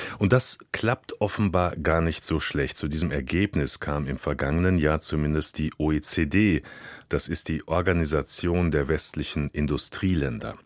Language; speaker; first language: German; native; German